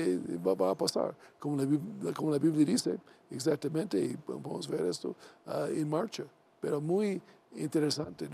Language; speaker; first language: Spanish; non-native, learner; English